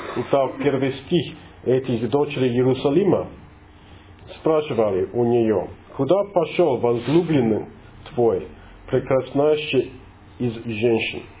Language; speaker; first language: Russian; non-native, fluent; English